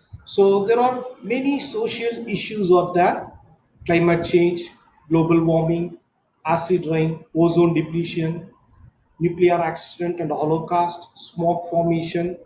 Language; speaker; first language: English; non-native, local second language; Tamil